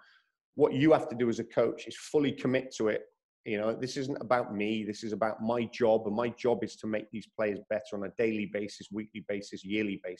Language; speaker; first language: English; native; English